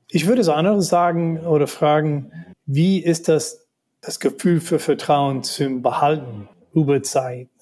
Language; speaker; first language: German; non-native, learner; English